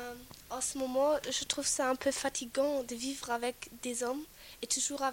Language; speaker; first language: French; non-native, fluent; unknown